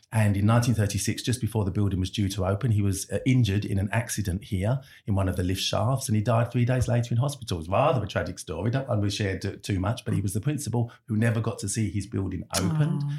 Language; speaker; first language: English; native; English